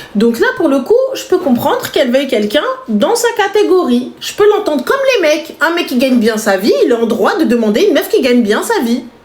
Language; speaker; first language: French; native; French